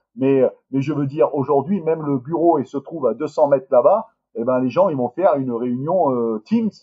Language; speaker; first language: French; native; French